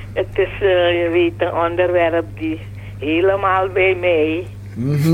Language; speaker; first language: Dutch; non-native, fluent; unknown